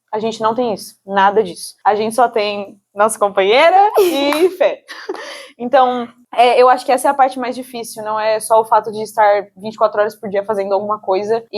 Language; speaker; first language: Portuguese; native; Portuguese